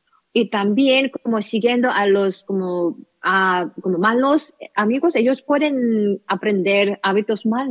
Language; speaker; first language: Spanish; non-native, learner; Korean